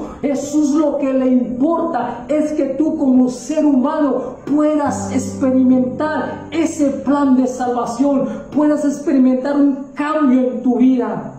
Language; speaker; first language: Spanish; native; Spanish